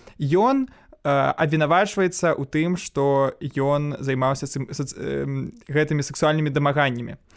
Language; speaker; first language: Belarusian; non-native, local second language; Russian